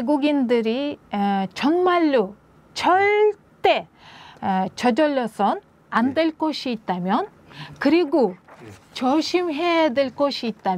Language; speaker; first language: Korean; non-native, learner; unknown